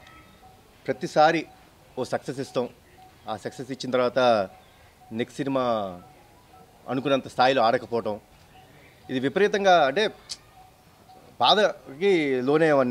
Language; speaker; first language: Telugu; native; Telugu